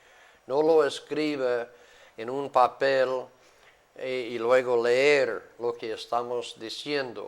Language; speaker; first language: Spanish; non-native, fluent; English